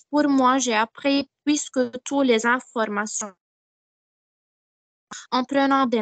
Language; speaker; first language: French; non-native, learner; Arabic